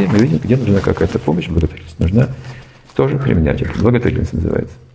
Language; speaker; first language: Russian; native; Russian